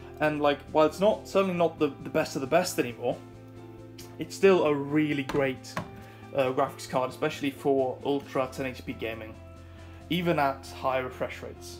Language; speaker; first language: English; non-native, fluent; Swedish